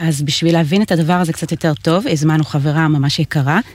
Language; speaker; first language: Hebrew; native; Hebrew